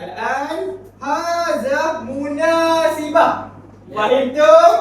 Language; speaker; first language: Arabic; non-native, learner; Malay